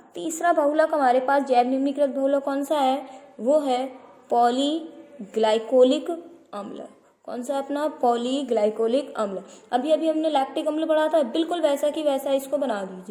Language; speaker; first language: Hindi; native; Hindi